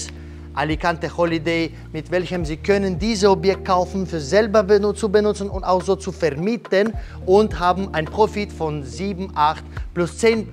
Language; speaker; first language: German; non-native, learner; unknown